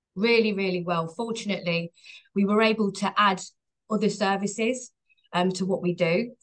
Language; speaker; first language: English; native; English